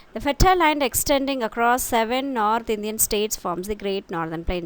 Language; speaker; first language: English; non-native, local second language; Tamil